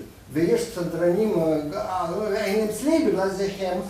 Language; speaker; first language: Hebrew; non-native, fluent; Russian